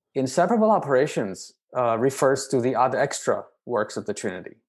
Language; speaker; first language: English; non-native, fluent; Romanian